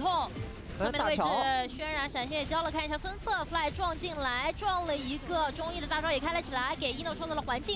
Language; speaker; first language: Chinese; native; Chinese